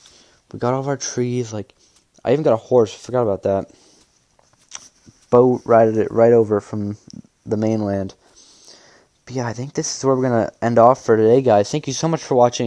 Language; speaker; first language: English; native; English